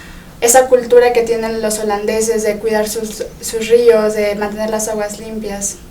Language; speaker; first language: Spanish; native; Spanish